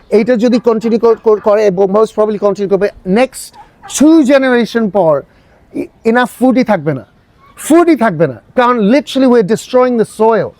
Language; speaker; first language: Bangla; early bilingual, heritage; Bangla